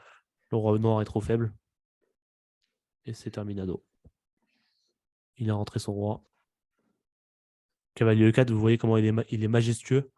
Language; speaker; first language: French; native; French